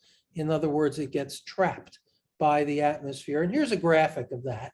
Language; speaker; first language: English; native; English